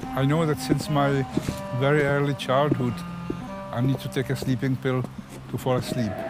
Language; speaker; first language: English; non-native, fluent; Czech